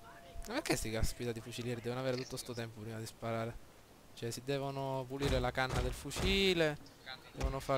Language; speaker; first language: Italian; native; Italian